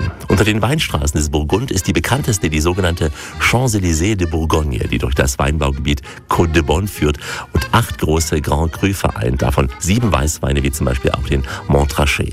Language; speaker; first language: German; native; German